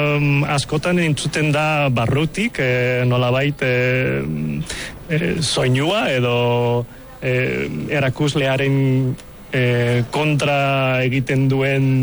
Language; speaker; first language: Basque; non-native, local second language; Cantonese